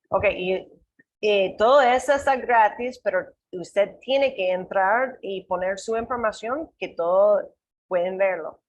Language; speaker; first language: Spanish; non-native, learner; English